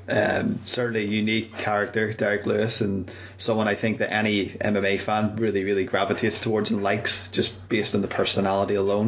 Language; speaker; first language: English; native; English